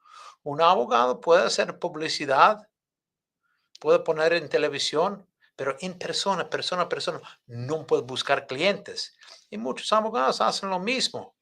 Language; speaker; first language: Spanish; non-native, fluent; English